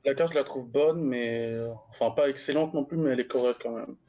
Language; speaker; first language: French; native; French